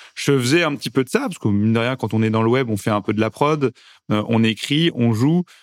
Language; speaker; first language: French; native; French